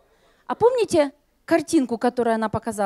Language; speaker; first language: Russian; native; Russian